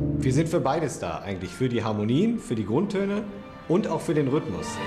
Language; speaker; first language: German; native; German